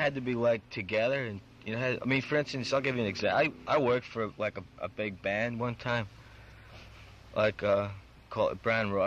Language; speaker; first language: English; native; English